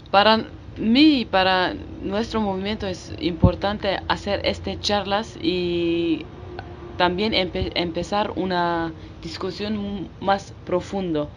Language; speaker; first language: Spanish; non-native, learner; Kurdish